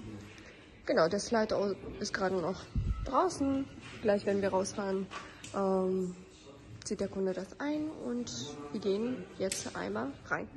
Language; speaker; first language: German; native; German